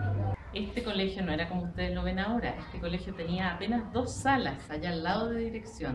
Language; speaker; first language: Spanish; native; Spanish